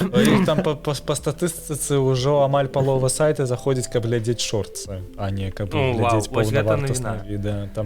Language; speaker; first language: Belarusian; non-native, local second language; Russian